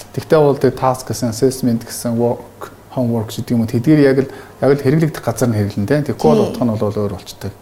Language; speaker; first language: Mongolian; native; Mongolian